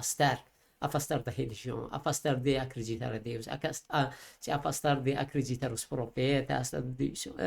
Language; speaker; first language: Portuguese; non-native, learner; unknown